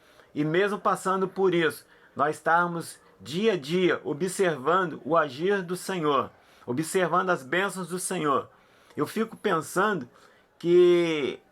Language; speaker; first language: Portuguese; native; Portuguese